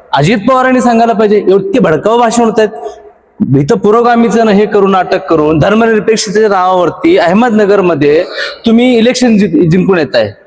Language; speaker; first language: Marathi; non-native, local second language; Urdu